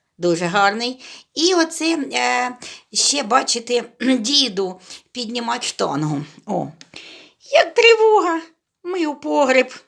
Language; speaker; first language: Ukrainian; native; Ukrainian